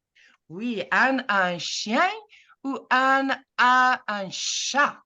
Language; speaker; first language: French; non-native, fluent; English